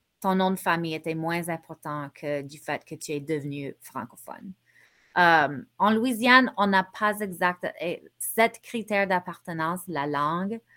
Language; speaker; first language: French; non-native, fluent; English